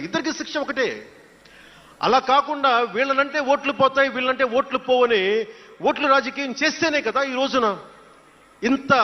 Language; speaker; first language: Telugu; native; Telugu